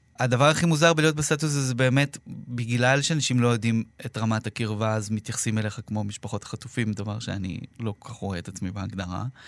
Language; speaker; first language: Hebrew; native; Hebrew